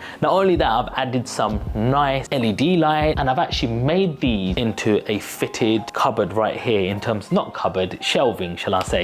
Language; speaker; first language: English; native; English